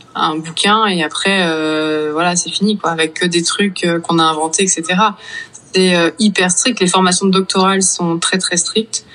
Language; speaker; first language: French; native; French